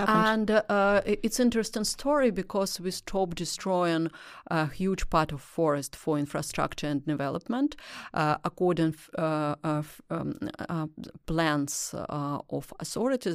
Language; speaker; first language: English; non-native, learner; Russian